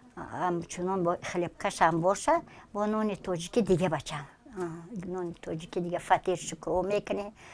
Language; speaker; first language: Tajik; non-native, local second language; Russian